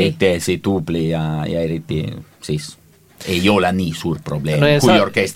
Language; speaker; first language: Estonian; non-native, learner; Italian